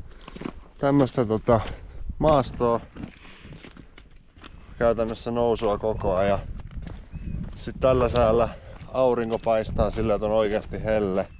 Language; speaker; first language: Finnish; native; Finnish